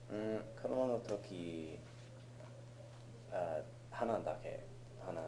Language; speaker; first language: Japanese; non-native, learner; English